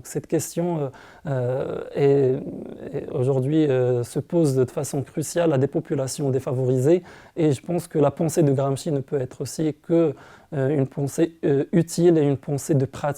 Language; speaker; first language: French; non-native, local second language; Arabic